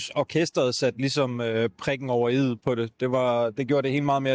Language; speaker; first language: Danish; native; Danish